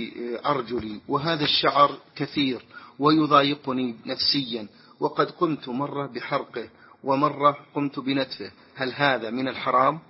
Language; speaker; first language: Arabic; native; Arabic